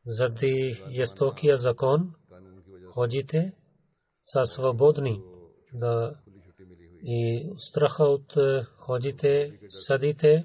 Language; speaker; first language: Bulgarian; non-native, learner; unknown